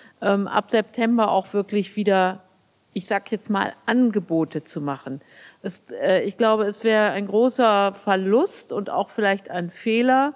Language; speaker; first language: German; native; German